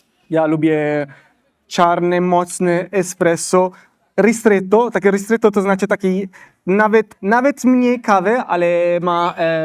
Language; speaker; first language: Polish; non-native, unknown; Italian